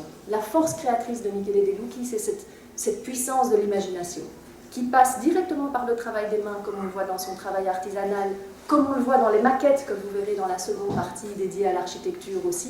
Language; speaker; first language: French; native; French